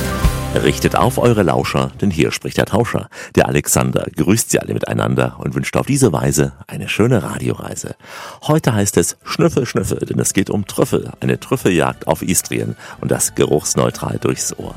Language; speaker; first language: German; native; German